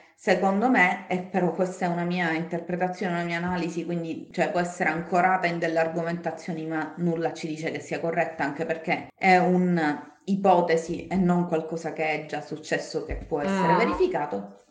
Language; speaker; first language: Italian; native; Italian